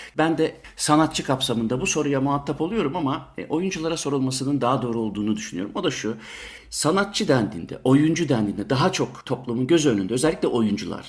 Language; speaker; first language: Turkish; native; Turkish